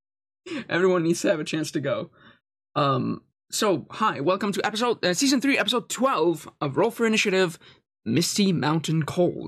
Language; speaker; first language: English; native; English